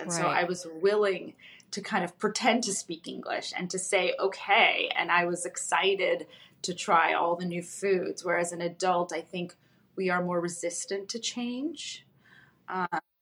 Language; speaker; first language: English; early bilingual, other home language; Russian